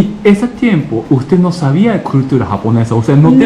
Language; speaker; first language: Spanish; non-native, learner; Japanese